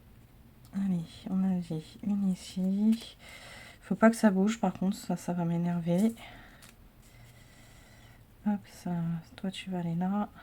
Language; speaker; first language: French; native; French